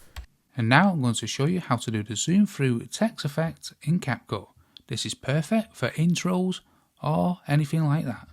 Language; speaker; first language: English; native; English